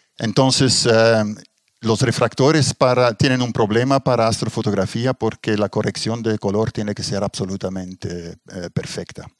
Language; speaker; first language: Spanish; non-native, fluent; Dutch